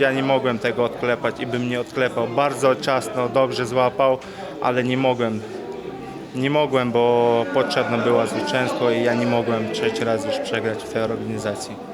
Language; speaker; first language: Polish; non-native, fluent; Chechen